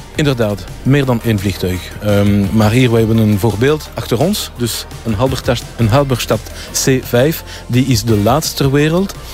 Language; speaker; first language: Dutch; non-native, local second language; French